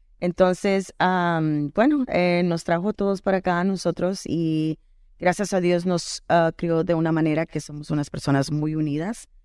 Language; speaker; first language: Spanish; early bilingual, heritage; Spanish